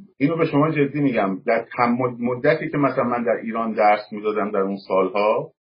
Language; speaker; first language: Persian; native; Persian